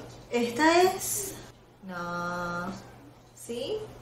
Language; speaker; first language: Spanish; native; Spanish